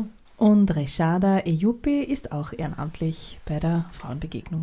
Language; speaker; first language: German; native; German